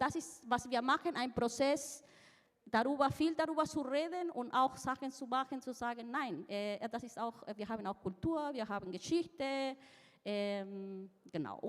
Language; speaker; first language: German; non-native, fluent; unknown